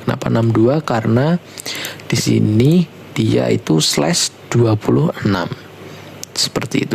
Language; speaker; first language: Indonesian; native; Indonesian